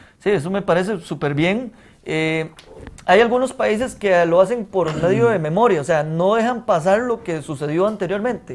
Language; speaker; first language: Spanish; native; Spanish